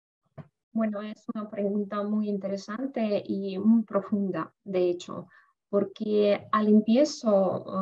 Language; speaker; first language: Spanish; non-native, fluent; Russian